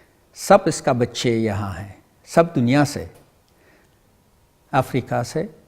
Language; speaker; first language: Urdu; non-native, learner; Pashto